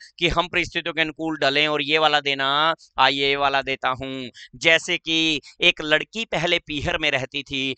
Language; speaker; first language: Hindi; native; Hindi